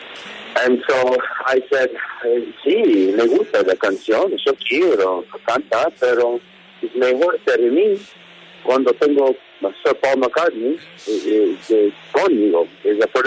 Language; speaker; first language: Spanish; non-native, learner; English